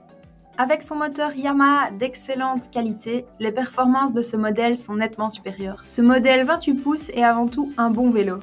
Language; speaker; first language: French; native; French